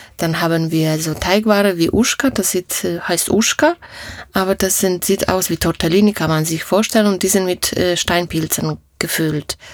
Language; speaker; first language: German; non-native, fluent; Polish